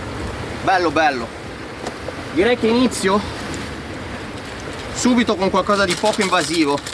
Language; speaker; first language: Italian; native; Italian